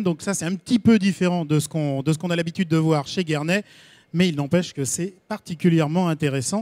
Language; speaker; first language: French; native; French